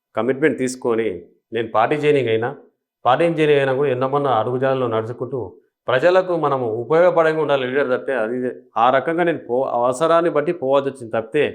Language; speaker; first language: Telugu; native; Telugu